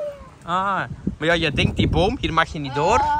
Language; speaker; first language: Dutch; native; Dutch